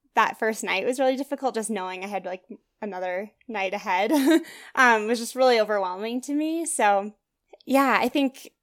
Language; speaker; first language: English; native; English